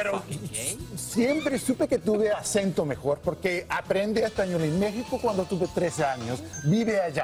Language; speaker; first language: Spanish; non-native, learner; English